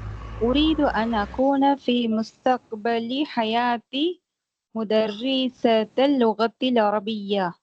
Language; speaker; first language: Arabic; non-native, learner; Tamil